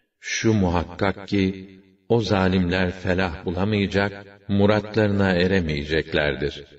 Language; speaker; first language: Turkish; native; Turkish